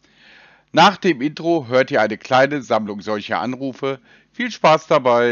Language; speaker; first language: German; native; German